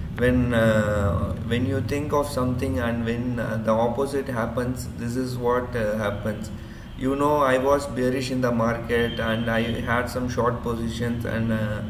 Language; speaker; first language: English; non-native, local second language; Urdu